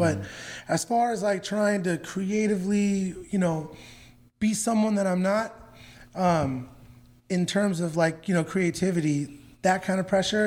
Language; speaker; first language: English; native; English